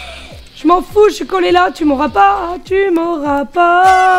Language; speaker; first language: French; native; French